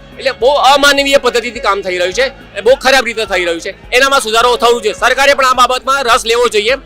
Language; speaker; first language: Gujarati; native; Gujarati